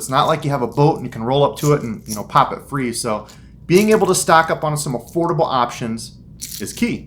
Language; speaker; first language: English; native; English